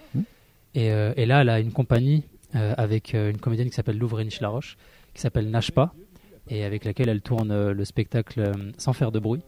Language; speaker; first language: French; early bilingual, other home language; Arabic